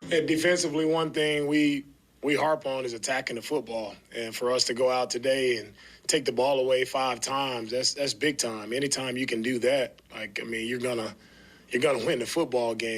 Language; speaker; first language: English; native; English